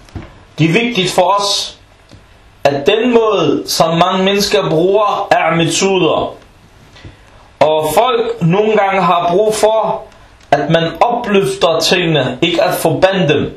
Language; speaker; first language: Danish; early bilingual, other home language; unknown